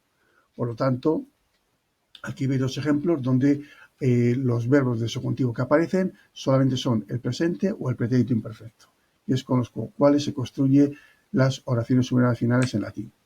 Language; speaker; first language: Spanish; native; Spanish